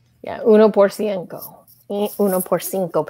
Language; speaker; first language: Spanish; non-native, learner; English